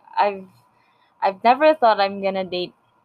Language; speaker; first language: English; non-native, local second language; Filipino